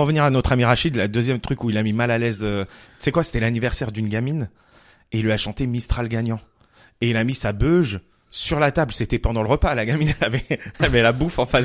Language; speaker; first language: French; native; French